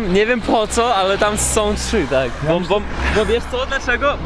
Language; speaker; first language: Polish; non-native, learner; Russian